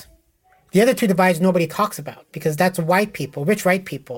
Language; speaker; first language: English; native; English